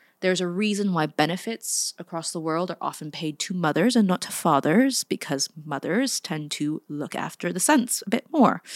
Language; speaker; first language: English; native; English